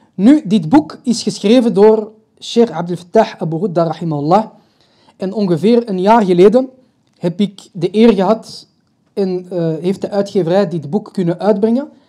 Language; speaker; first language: Dutch; early bilingual, other home language; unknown